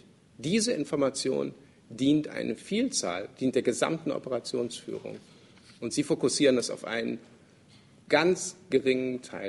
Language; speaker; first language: German; native; German